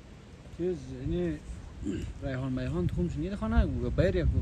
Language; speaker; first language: Persian; native; Persian